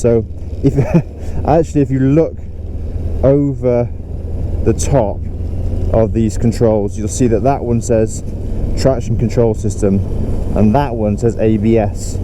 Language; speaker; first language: English; native; English